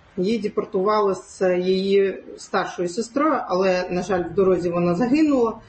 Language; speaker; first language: Ukrainian; non-native, local second language; Crimean Tatar